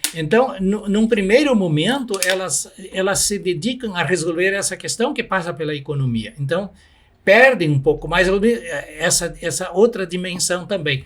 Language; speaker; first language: Portuguese; non-native, local second language; German